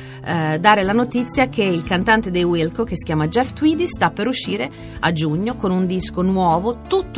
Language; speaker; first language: Italian; native; Italian